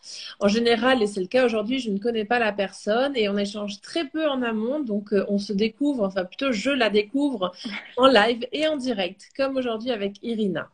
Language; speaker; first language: French; native; French